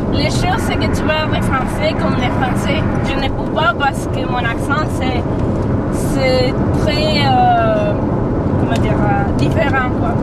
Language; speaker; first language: French; non-native, learner; Spanish